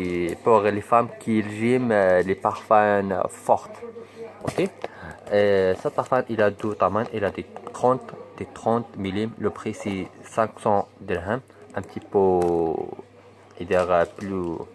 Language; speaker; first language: French; non-native, learner; Arabic